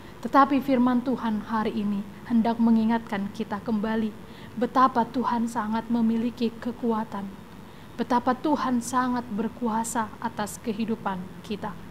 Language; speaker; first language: Indonesian; native; Indonesian